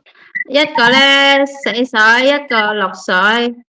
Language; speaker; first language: Cantonese; non-native, learner; Indonesian